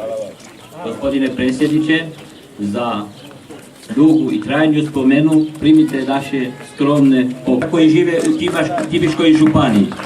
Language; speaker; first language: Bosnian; early bilingual, heritage; Bosnian